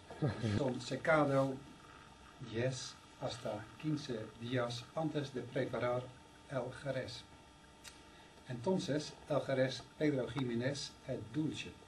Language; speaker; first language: Spanish; non-native, learner; Dutch